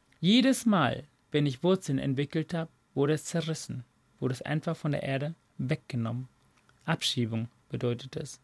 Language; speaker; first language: German; non-native, fluent; Tamil